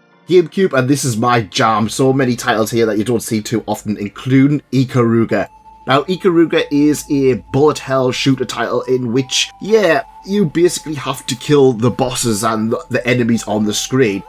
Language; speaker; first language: English; native; English